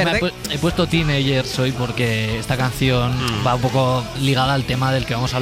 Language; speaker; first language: Spanish; native; Spanish